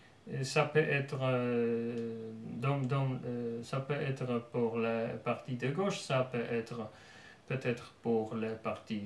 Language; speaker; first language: French; non-native, fluent; Polish